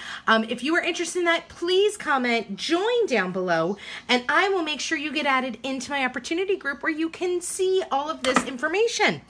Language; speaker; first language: English; native; English